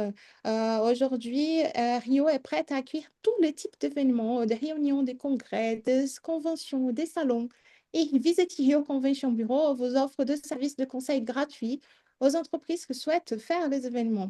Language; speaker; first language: French; non-native, fluent; Portuguese